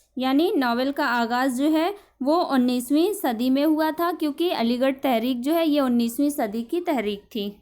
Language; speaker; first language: Urdu; native; Urdu